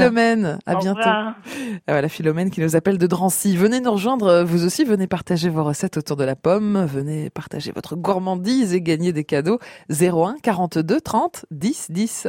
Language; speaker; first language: French; native; French